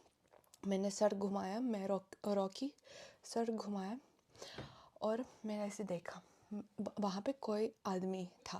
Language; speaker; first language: Hindi; non-native, fluent; Russian